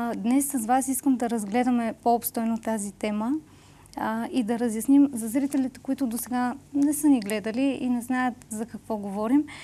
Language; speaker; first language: Bulgarian; native; Bulgarian